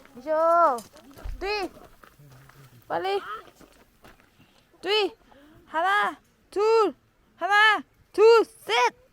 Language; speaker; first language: Korean; non-native, learner; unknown